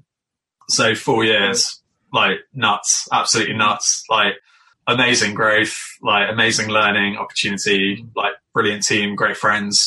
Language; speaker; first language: English; native; English